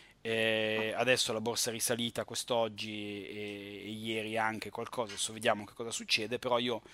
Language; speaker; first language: Italian; native; Italian